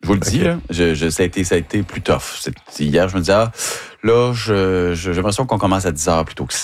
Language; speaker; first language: French; native; French